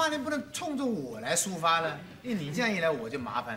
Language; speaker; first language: Chinese; native; Chinese